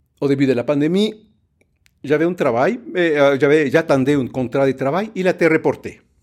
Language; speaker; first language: French; non-native, fluent; Spanish